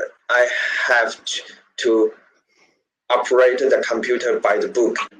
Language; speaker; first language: English; non-native, learner; Chinese